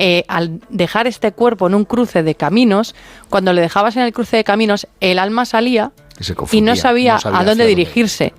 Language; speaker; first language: Spanish; native; Spanish